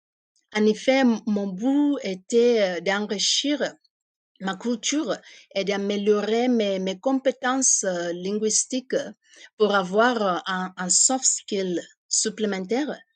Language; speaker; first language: French; non-native, fluent; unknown